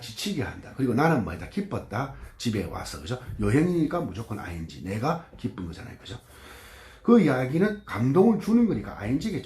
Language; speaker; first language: Korean; native; Korean